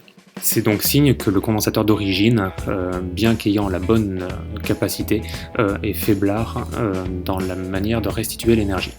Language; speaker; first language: French; native; French